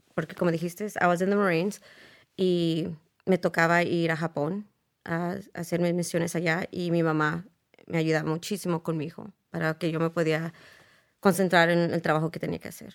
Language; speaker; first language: Spanish; early bilingual, heritage; Spanish